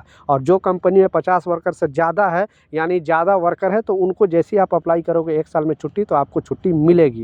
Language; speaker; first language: Hindi; native; Hindi